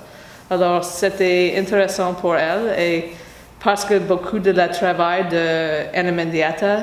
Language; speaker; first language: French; non-native, fluent; English